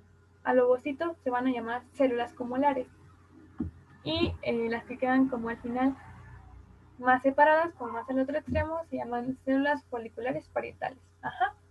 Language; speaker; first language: Spanish; native; Spanish